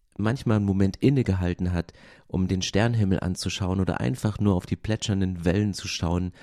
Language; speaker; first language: German; native; German